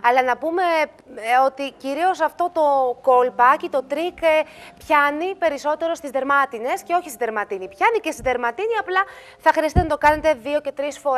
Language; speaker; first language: Greek; native; Greek